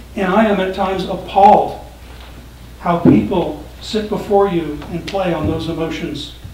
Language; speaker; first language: English; native; English